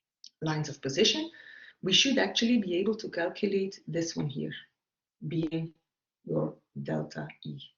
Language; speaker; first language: English; non-native, fluent; Dutch